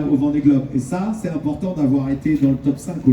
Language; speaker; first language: French; native; French